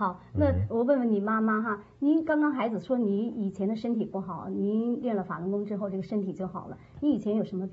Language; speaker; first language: Chinese; native; Chinese